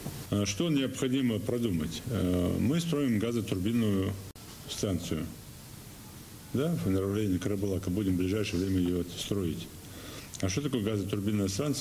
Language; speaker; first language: Russian; native; Russian